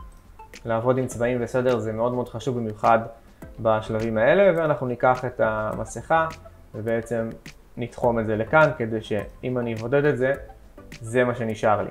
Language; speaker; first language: Hebrew; native; Hebrew